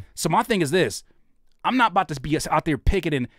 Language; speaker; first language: English; native; English